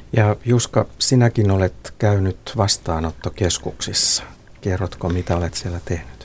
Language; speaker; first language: Finnish; native; Finnish